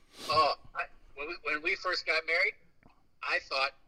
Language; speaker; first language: English; non-native, fluent; Spanish